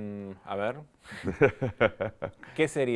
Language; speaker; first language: Spanish; native; Spanish